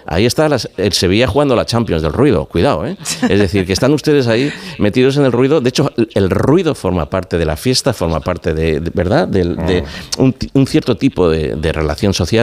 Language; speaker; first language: Spanish; native; Spanish